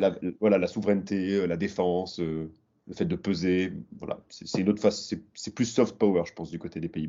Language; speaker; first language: French; native; French